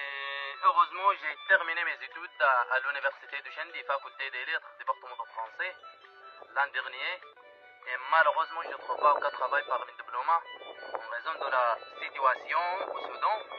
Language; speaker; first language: French; non-native, fluent; Arabic